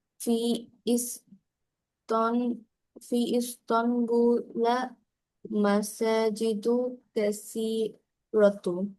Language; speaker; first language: Arabic; non-native, learner; Bangla